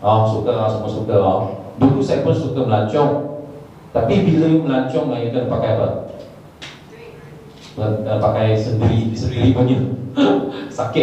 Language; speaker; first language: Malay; non-native, local second language; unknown